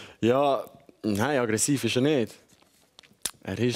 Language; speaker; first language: German; early bilingual, other home language; Albanian